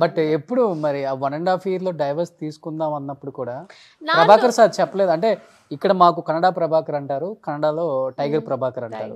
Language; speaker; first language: Telugu; native; Telugu